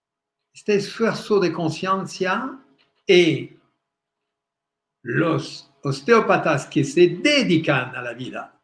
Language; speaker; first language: Spanish; non-native, fluent; French